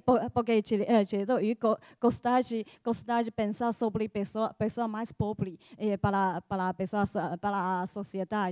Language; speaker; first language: Portuguese; non-native, learner; Chinese